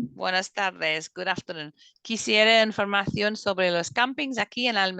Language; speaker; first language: Spanish; non-native, fluent; English